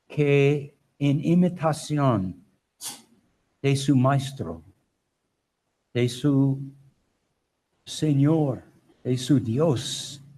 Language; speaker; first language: Spanish; non-native, learner; English